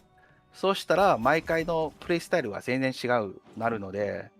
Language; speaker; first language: Japanese; non-native, fluent; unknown